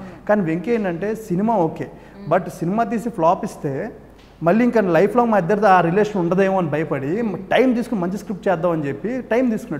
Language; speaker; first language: Telugu; native; Telugu